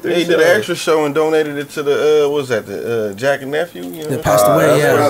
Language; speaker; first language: English; native; English